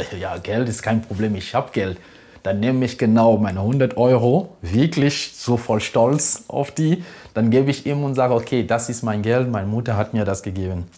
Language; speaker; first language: German; non-native, fluent; French